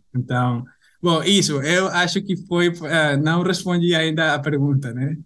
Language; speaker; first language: Portuguese; non-native, fluent; Spanish